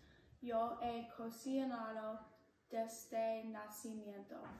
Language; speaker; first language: Spanish; non-native, learner; English